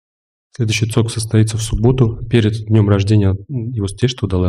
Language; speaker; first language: Russian; native; Russian